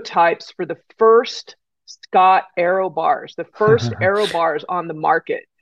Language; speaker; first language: English; native; English